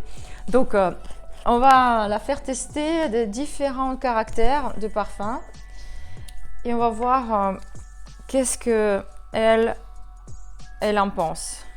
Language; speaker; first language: French; non-native, fluent; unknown